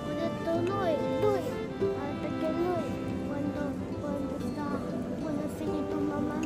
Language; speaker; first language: Italian; early bilingual, other home language; Filipino